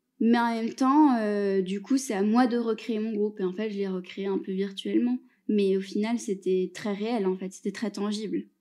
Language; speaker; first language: French; native; French